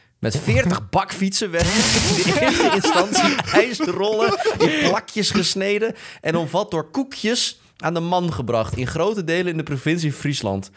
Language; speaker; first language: Dutch; native; Dutch